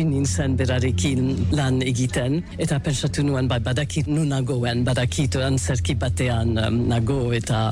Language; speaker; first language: Basque; non-native, learner; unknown